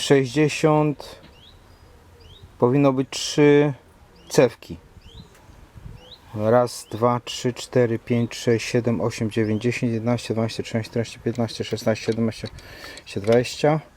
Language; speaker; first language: Polish; native; Polish